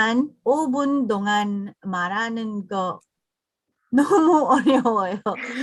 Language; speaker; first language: Korean; non-native, learner; English